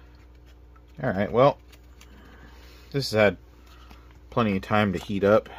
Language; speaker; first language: English; native; English